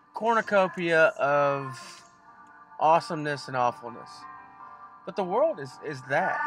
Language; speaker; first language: English; native; English